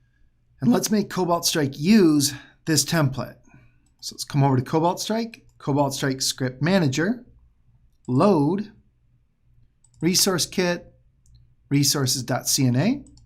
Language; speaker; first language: English; native; English